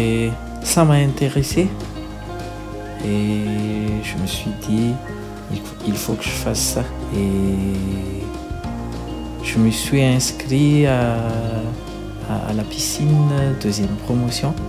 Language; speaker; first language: French; non-native, local second language; Malagasy